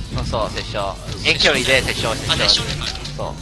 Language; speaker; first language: Japanese; non-native, learner; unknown